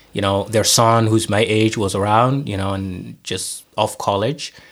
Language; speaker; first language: English; non-native, fluent; Somali